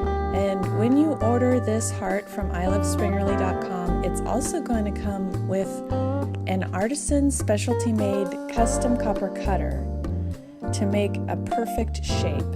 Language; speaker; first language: English; native; English